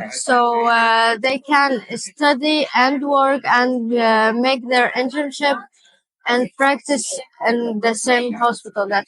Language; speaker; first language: English; non-native, learner; Turkish